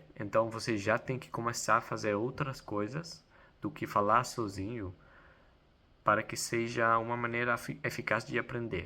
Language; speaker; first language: Portuguese; non-native, fluent; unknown